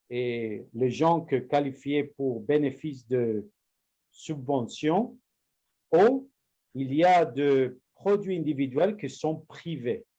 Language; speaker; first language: French; non-native, learner; Spanish